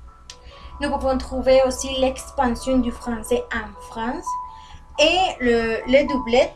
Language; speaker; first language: French; non-native, learner; Spanish